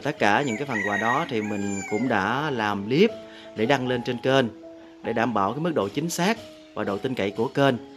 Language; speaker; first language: Vietnamese; native; Vietnamese